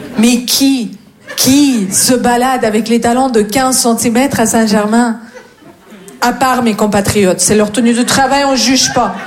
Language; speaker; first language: French; non-native, fluent; Russian